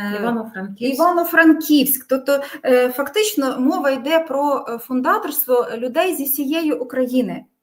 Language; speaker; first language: Ukrainian; native; Ukrainian